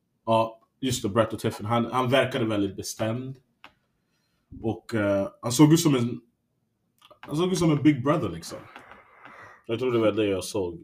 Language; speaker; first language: Swedish; native; Swedish